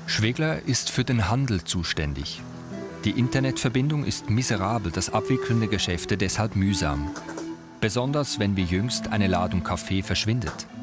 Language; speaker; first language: German; native; German